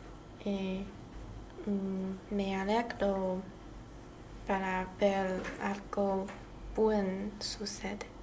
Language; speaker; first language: Spanish; non-native, learner; Chinese